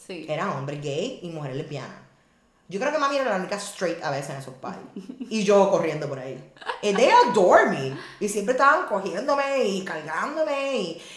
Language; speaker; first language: Spanish; native; Spanish